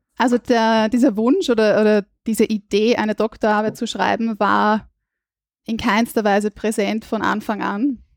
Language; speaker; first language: German; native; German